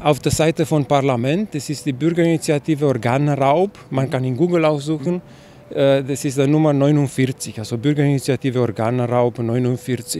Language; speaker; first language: German; non-native, fluent; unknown